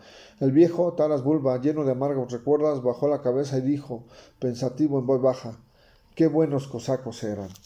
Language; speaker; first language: Spanish; native; Spanish